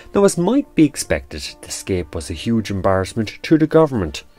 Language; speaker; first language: English; native; English